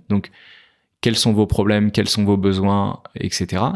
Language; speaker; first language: French; native; French